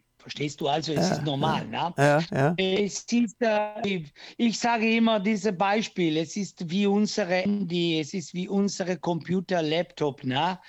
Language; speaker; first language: German; non-native, fluent; Italian